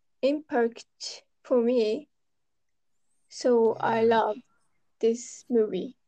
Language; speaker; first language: English; non-native, learner; Japanese